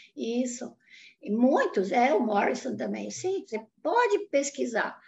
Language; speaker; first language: Portuguese; non-native, fluent; Italian